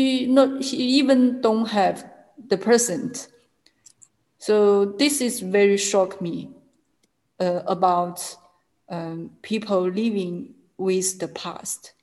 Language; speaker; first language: English; non-native, learner; Chinese